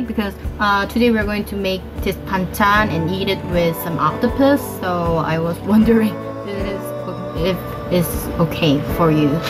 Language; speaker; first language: English; non-native, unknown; Korean